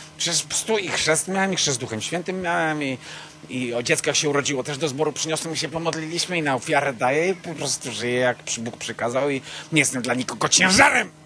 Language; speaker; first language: Polish; native; Polish